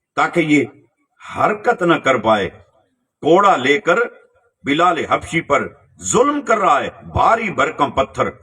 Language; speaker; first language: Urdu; non-native, local second language; Punjabi